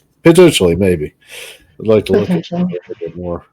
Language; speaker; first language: English; native; English